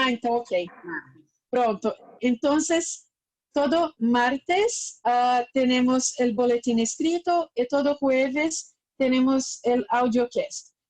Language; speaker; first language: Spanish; non-native, fluent; Portuguese